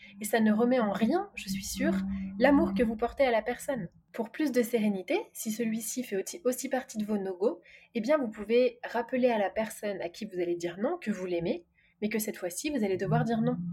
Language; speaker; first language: French; native; French